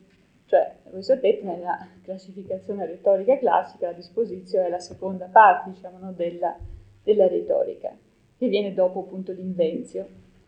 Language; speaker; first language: Italian; native; Italian